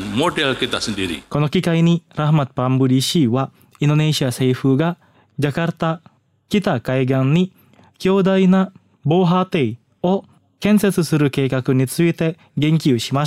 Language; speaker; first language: Japanese; non-native, fluent; Indonesian